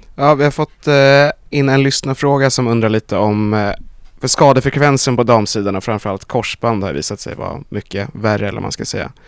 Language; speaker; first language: Swedish; native; Swedish